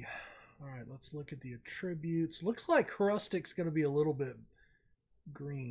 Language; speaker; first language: English; native; English